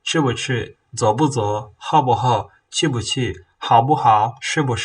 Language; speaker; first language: Chinese; non-native, fluent; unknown